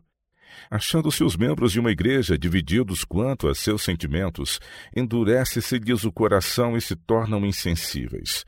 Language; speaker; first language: Portuguese; native; Portuguese